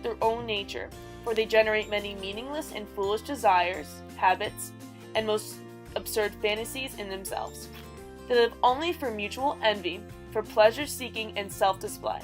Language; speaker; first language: English; native; English